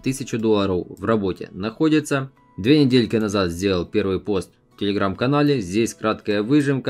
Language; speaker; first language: Russian; native; Russian